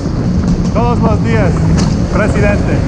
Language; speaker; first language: Spanish; non-native, learner; English